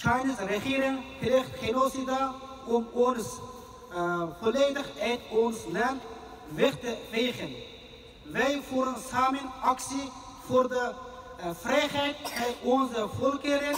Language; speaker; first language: Dutch; non-native, fluent; Uyghur